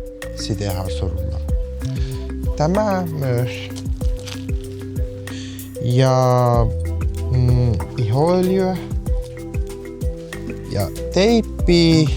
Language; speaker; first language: Finnish; non-native, learner; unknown